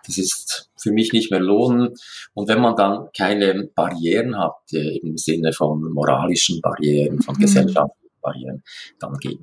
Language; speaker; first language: German; native; German